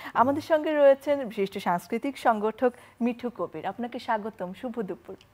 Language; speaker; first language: Bangla; native; Bangla